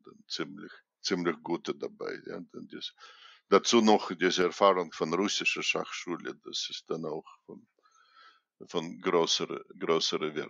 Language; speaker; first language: German; non-native, fluent; Russian